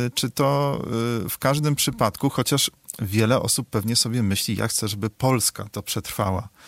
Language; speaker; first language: Polish; native; Polish